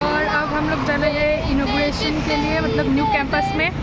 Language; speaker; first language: Hindi; non-native, local second language; Assamese